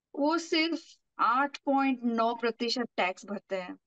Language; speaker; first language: Hindi; non-native, local second language; Marathi